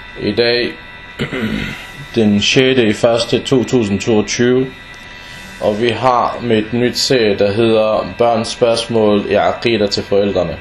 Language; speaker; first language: Danish; non-native, fluent; Arabic